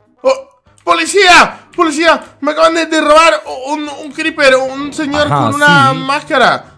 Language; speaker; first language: Spanish; native; Spanish